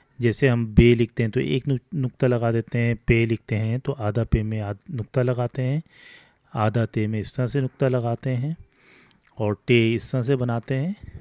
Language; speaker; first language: Urdu; native; Urdu